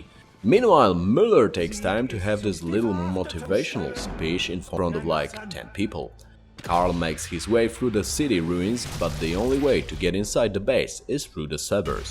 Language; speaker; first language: English; non-native, fluent; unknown